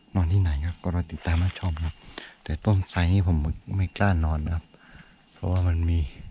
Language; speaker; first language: Thai; non-native, local second language; Karen languages